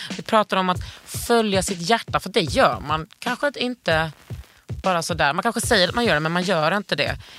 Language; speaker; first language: Swedish; native; Swedish